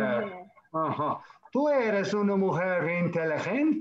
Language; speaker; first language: Spanish; non-native, fluent; English